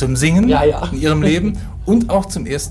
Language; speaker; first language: German; native; German